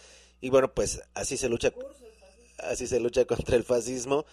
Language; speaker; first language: Spanish; native; Spanish